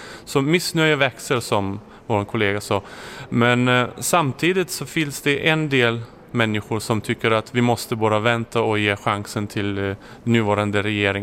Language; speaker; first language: Swedish; non-native, fluent; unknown